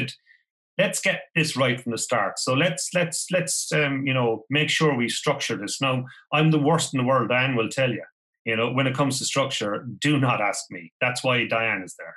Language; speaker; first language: English; native; English